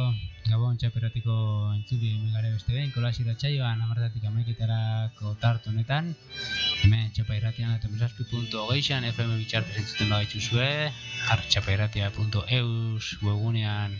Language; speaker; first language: Basque; native; Basque